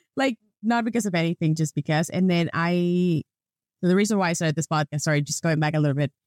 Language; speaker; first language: English; non-native, fluent; Spanish